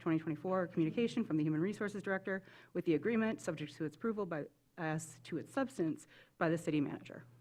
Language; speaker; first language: English; native; English